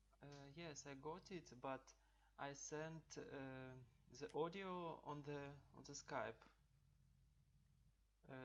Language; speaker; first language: English; non-native, learner; Russian